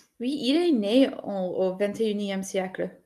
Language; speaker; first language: French; non-native, fluent; English